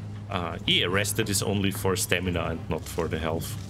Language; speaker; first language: English; non-native, fluent; German